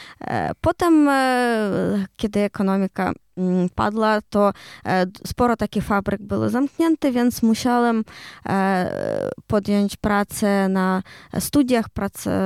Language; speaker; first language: Polish; non-native, learner; Ukrainian